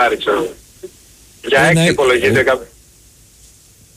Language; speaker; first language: Greek; native; Greek